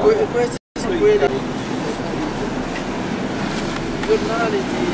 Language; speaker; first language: Italian; non-native, learner; Portuguese